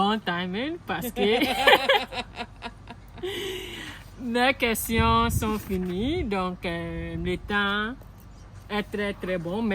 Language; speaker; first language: French; non-native, learner; Akan